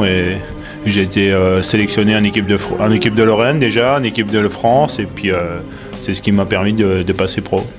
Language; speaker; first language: French; native; French